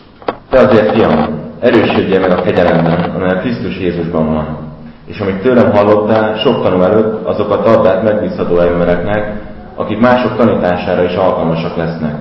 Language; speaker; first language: Hungarian; native; Hungarian